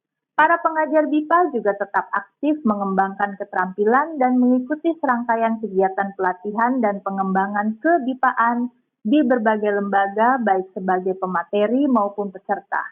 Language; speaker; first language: Indonesian; native; Indonesian